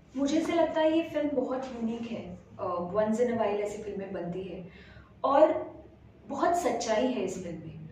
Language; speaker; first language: Hindi; non-native, local second language; Marathi